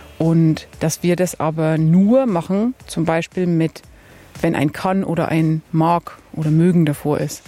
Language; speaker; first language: German; native; German